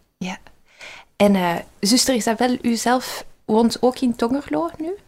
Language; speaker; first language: Dutch; native; Dutch